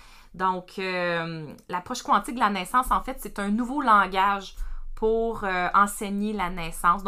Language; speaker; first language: French; native; French